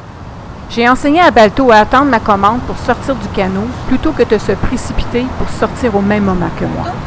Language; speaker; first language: French; native; French